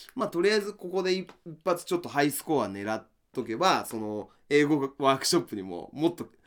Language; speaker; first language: Japanese; native; Japanese